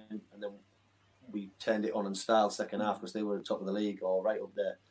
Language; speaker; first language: English; native; English